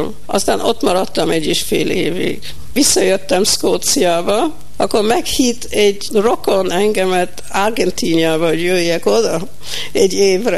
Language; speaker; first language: Hungarian; early bilingual, heritage; Hungarian